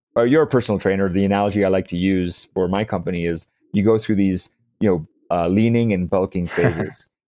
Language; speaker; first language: English; native; English